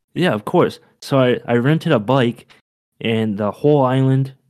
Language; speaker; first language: English; native; English